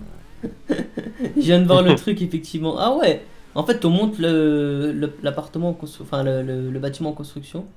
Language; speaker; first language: French; native; French